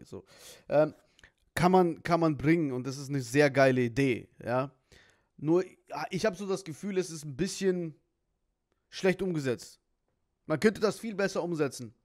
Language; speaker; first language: German; native; German